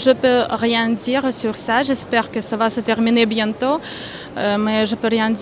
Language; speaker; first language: French; non-native, fluent; Ukrainian